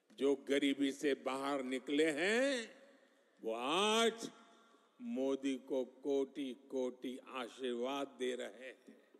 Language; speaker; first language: Hindi; non-native, local second language; Gujarati